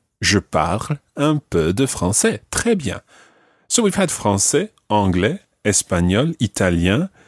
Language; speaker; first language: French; non-native, fluent; English